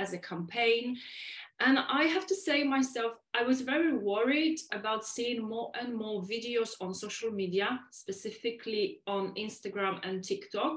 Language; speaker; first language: English; non-native, fluent; Polish